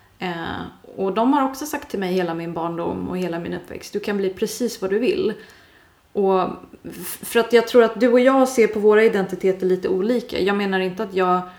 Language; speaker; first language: Swedish; early bilingual, other home language; Persian